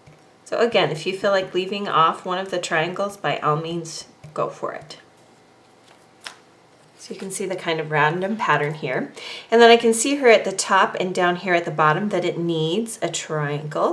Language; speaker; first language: English; native; English